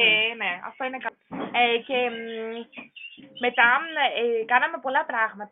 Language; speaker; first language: Greek; non-native, fluent; German